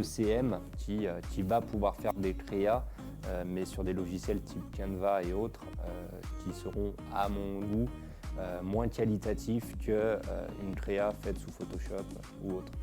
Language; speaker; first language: French; native; French